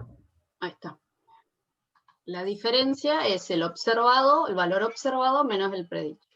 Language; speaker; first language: Spanish; native; Spanish